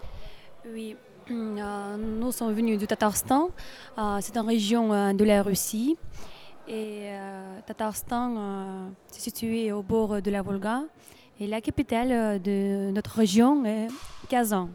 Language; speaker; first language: French; non-native, learner; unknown